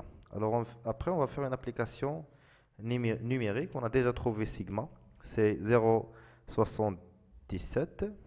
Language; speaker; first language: French; non-native, local second language; Arabic